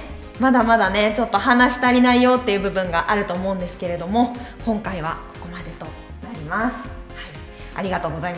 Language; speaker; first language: Japanese; native; Japanese